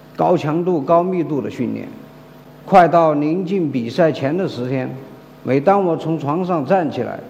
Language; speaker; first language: Chinese; native; Chinese